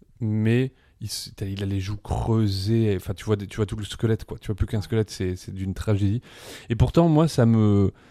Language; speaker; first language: French; early bilingual, other home language; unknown